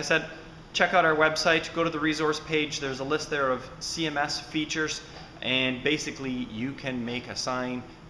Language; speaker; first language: English; native; English